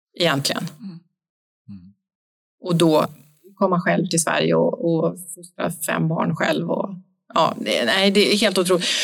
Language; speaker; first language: Swedish; native; Swedish